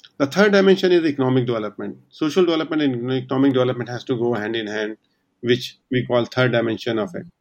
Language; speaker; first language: English; non-native, local second language; Hindi